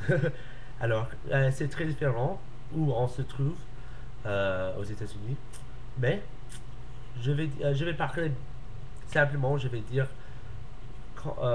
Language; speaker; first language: French; non-native, learner; English